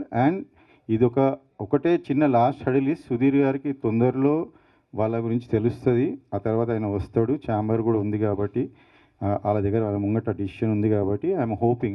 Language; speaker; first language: Telugu; native; Telugu